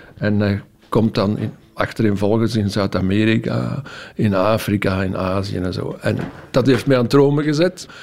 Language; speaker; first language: Dutch; native; Dutch